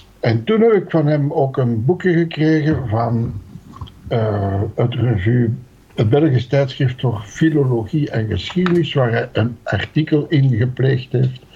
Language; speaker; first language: Dutch; native; Dutch